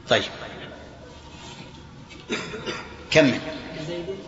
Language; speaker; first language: Arabic; native; Arabic